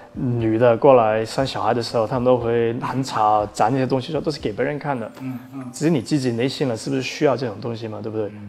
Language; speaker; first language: Chinese; early bilingual, heritage; Chinese